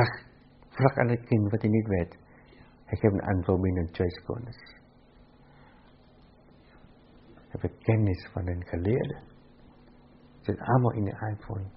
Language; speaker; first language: Dutch; non-native, fluent; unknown